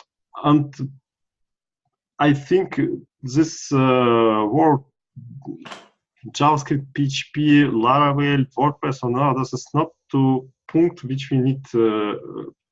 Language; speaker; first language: English; non-native, learner; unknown